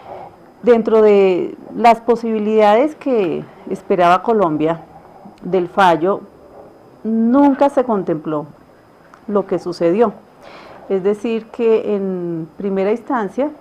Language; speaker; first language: Spanish; native; Spanish